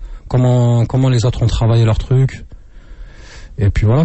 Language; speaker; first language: French; native; French